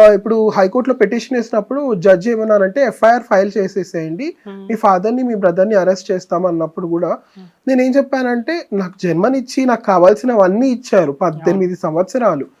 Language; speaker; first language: Telugu; native; Telugu